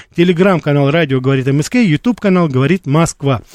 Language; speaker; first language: Russian; native; Russian